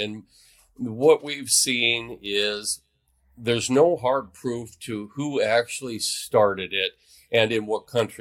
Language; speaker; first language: English; native; English